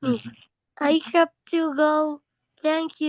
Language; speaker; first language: English; non-native, learner; Spanish